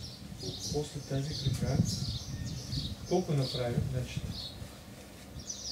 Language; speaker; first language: Bulgarian; non-native, learner; Russian